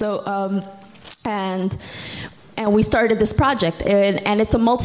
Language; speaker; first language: English; native; English